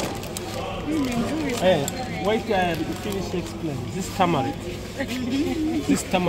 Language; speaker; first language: English; non-native, local second language; Swahili